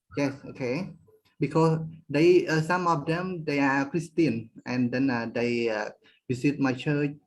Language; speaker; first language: English; non-native, learner; Khmer